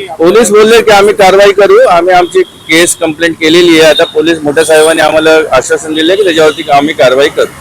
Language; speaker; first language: Marathi; native; Marathi